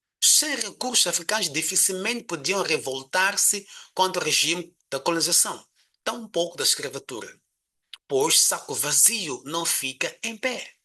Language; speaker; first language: Portuguese; non-native, local second language; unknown